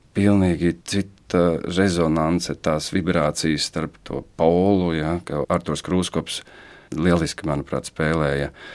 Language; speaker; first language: Latvian; native; Latvian